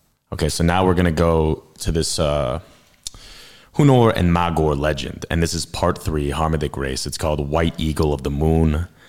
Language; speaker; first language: English; early bilingual, other home language; Hungarian